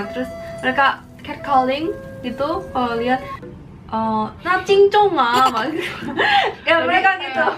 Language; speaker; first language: Indonesian; early bilingual, heritage; Korean